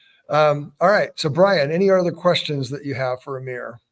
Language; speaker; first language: English; native; English